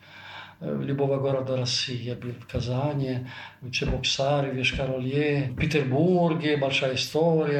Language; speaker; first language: Russian; non-native, fluent; Italian